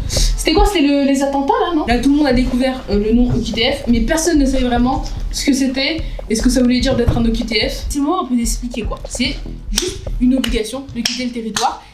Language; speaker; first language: French; native; French